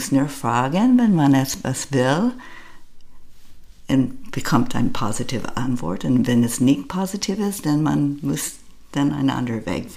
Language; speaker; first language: German; non-native, learner; English